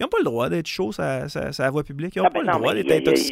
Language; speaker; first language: French; native; French